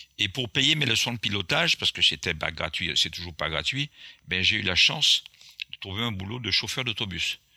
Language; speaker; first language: French; non-native, local second language; Guadeloupean Creole French